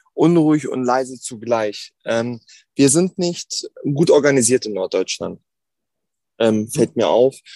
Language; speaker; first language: German; native; German